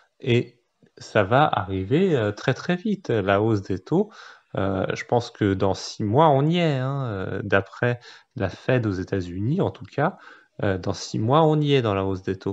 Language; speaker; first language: French; native; French